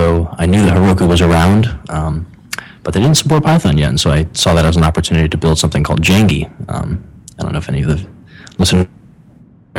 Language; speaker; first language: English; native; English